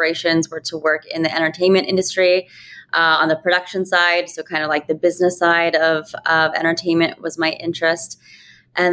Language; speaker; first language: English; native; English